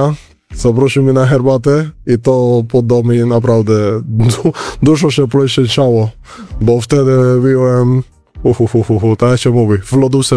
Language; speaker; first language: Polish; non-native, fluent; Spanish